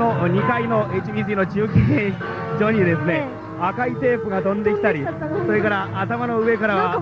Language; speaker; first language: Japanese; native; Japanese